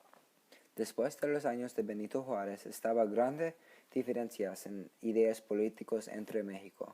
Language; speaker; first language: Spanish; non-native, learner; English